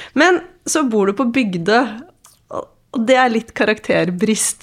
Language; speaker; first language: Norwegian; native; Norwegian